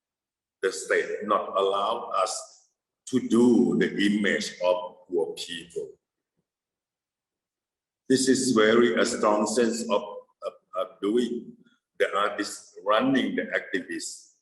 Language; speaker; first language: English; non-native, fluent; Thai